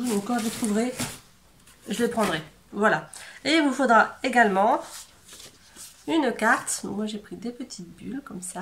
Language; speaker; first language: French; native; French